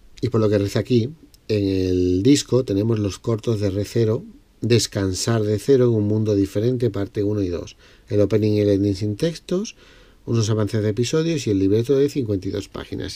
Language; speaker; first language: Spanish; native; Spanish